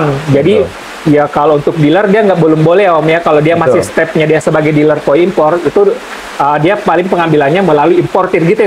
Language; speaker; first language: Indonesian; native; Indonesian